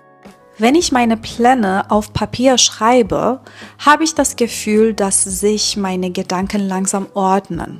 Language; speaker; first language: German; non-native, fluent; Persian